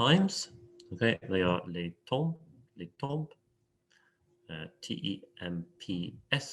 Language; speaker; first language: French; non-native, fluent; English